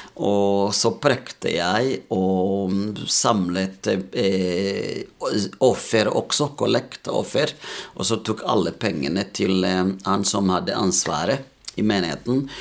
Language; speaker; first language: Norwegian; non-native, fluent; Rundi